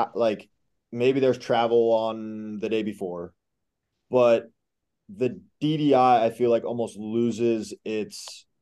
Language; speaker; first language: English; native; English